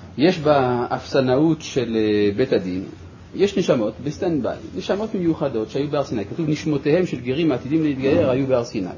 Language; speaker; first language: Hebrew; non-native, fluent; French